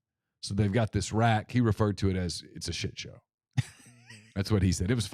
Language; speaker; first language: English; native; English